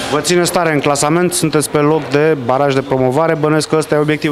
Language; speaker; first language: Romanian; native; Romanian